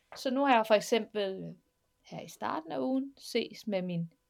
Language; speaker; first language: Danish; native; Danish